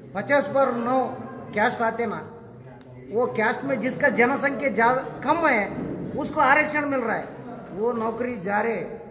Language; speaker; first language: Hindi; non-native, local second language; Kannada